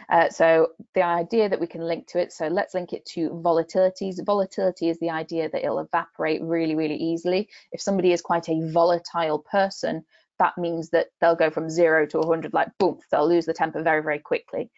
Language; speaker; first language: English; native; English